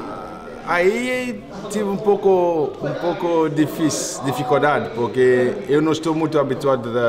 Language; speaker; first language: Portuguese; non-native, learner; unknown